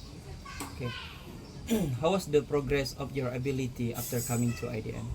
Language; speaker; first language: English; non-native, learner; Indonesian